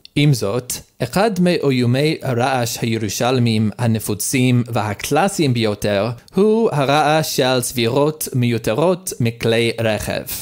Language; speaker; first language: Hebrew; non-native, learner; English